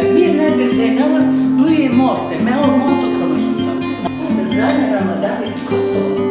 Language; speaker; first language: Italian; non-native, learner; Turkish